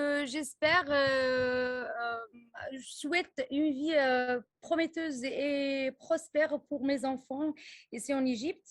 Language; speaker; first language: French; non-native, local second language; Arabic